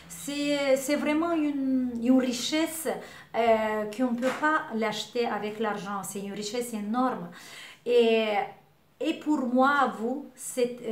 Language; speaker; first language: French; non-native, learner; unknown